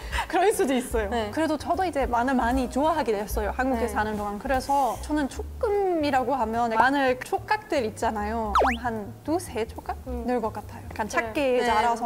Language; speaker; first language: Korean; non-native, fluent; German